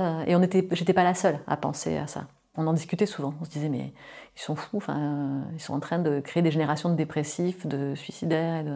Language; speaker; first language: French; native; French